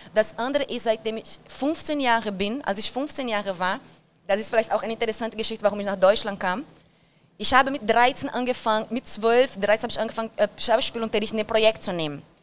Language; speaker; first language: German; non-native, fluent; Portuguese